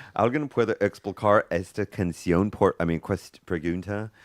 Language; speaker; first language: Spanish; non-native, learner; English